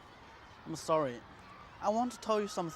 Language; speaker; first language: English; non-native, learner; Chinese